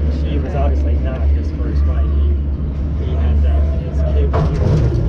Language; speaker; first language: English; native; English